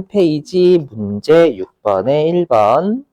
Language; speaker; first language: Korean; native; Korean